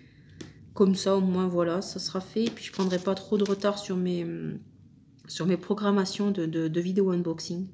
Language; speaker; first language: French; native; French